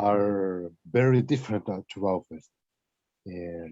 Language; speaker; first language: English; non-native, learner; Spanish